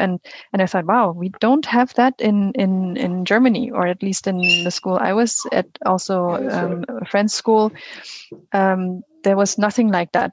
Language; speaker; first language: English; non-native, fluent; German